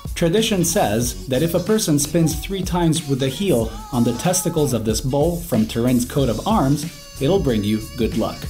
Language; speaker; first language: English; non-native, fluent; Italian